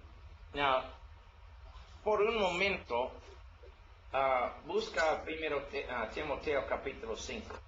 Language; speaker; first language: Spanish; non-native, learner; English